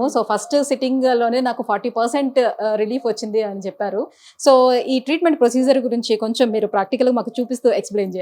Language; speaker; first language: Telugu; native; Telugu